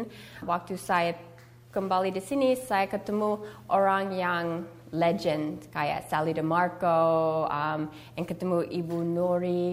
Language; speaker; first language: Indonesian; early bilingual, heritage; Indonesian